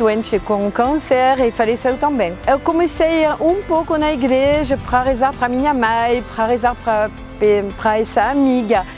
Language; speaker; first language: Portuguese; non-native, fluent; French